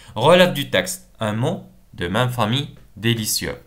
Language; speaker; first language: French; non-native, local second language; Arabic